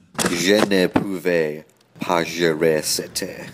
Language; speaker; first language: French; non-native, learner; English